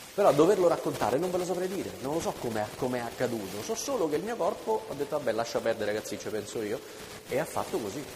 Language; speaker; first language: Italian; native; Italian